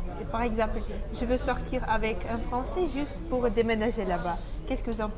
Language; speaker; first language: French; non-native, fluent; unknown